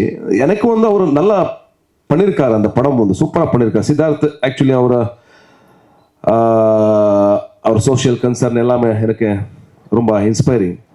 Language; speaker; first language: Tamil; non-native, local second language; Kannada